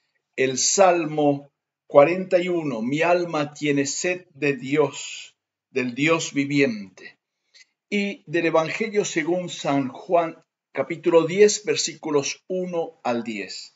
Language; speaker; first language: Spanish; native; Spanish